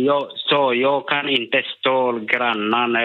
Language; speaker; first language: Swedish; non-native, learner; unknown